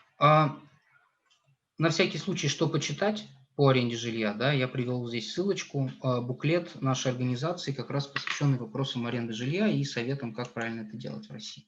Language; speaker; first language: Russian; native; Russian